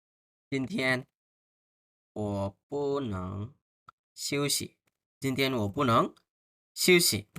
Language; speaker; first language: Chinese; non-native, fluent; Bangla